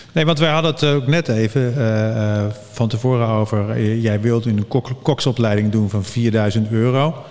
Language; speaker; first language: Dutch; native; Dutch